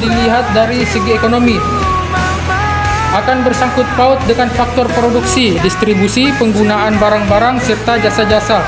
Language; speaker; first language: Indonesian; non-native, local second language; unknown